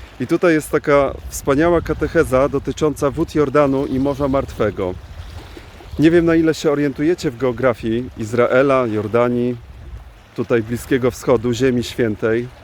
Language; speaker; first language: Polish; native; Polish